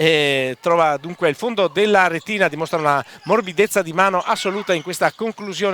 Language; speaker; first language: Italian; native; Italian